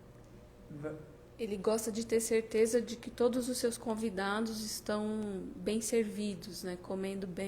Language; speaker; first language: Portuguese; native; Portuguese